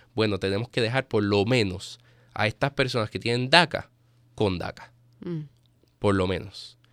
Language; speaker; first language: Spanish; native; Spanish